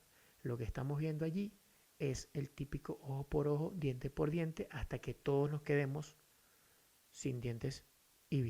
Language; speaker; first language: Spanish; native; Spanish